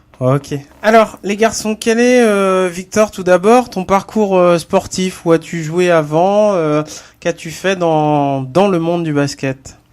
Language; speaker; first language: French; native; French